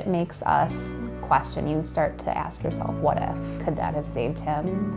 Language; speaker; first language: English; native; English